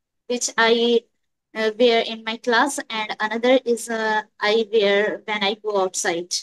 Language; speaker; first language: English; non-native, learner; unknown